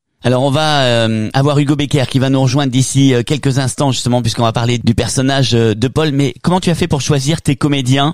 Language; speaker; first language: French; native; French